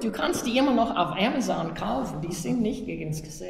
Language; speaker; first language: German; early bilingual, heritage; German